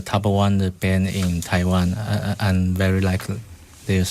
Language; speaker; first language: English; non-native, fluent; Chinese